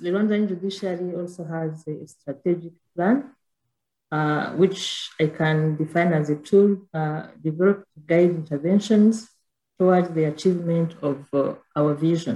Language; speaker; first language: English; non-native, local second language; Kinyarwanda